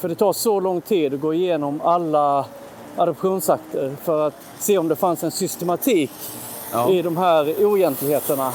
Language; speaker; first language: Swedish; native; Swedish